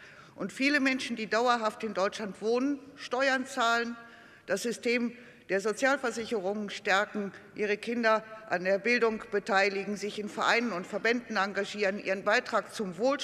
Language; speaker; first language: German; native; German